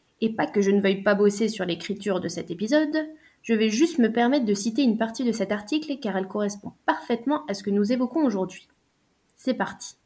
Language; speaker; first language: French; native; French